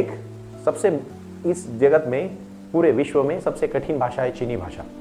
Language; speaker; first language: Hindi; non-native, local second language; Marathi